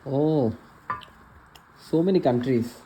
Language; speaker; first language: English; non-native, local second language; Bangla